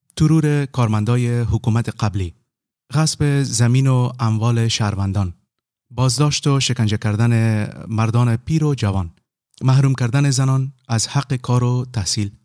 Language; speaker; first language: Persian; native; Persian